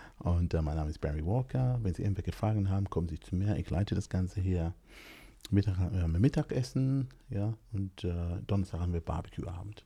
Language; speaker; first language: German; non-native, fluent; English